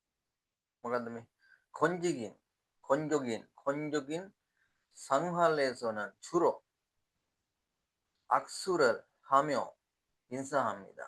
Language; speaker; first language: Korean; non-native, fluent; Sinhala